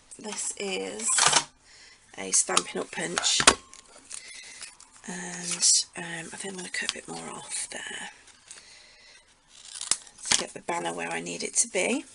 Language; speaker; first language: English; native; English